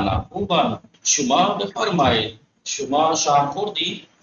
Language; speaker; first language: Persian; non-native, fluent; Urdu